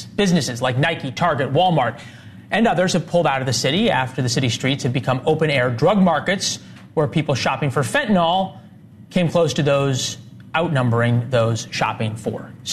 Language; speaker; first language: English; native; English